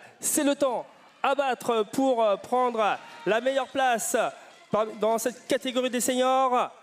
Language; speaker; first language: French; native; French